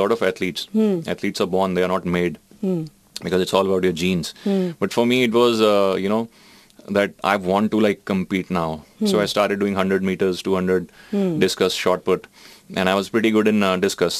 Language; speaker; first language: English; non-native, local second language; Punjabi